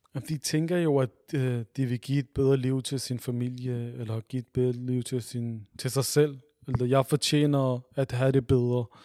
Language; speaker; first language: Danish; early bilingual, other home language; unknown